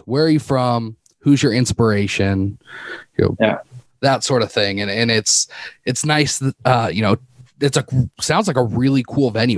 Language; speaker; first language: English; native; English